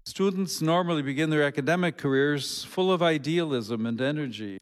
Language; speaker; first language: English; native; English